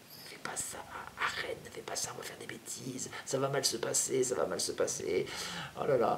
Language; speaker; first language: French; native; French